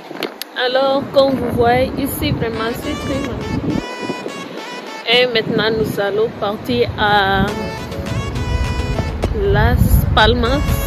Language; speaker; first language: French; non-native, local second language; Lingala